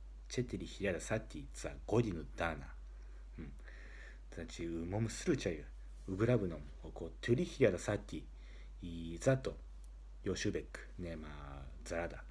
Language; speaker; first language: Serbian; non-native, learner; Japanese